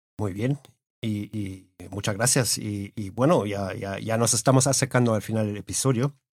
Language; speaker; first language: Spanish; early bilingual, heritage; Spanish